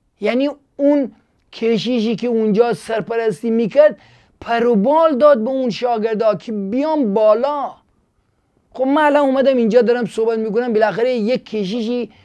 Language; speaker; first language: Persian; native; Persian